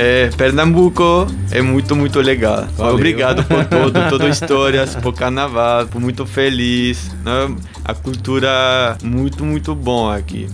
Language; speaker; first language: Portuguese; non-native, learner; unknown